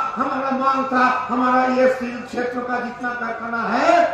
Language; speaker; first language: Hindi; non-native, local second language; Bangla